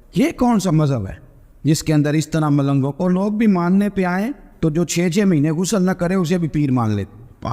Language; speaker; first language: Urdu; non-native, local second language; Punjabi